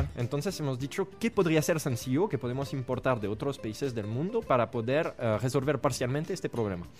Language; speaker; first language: Spanish; non-native, fluent; French